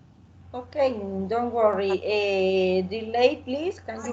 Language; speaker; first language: English; non-native, learner; Spanish